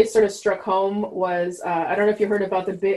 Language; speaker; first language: English; non-native, fluent; French